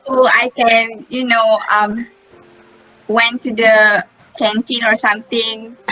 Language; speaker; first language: English; non-native, local second language; Malay